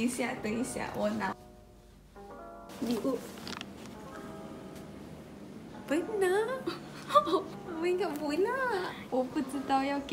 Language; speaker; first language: Chinese; non-native, local second language; Malay